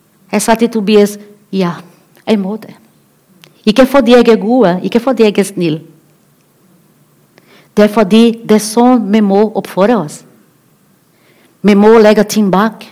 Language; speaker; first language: Norwegian; non-native, learner; Portuguese